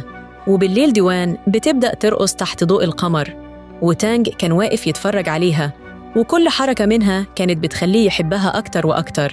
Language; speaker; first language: Arabic; native; Arabic